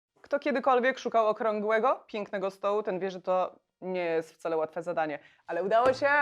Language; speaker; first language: Polish; native; Polish